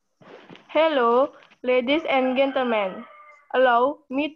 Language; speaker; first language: English; non-native, learner; Indonesian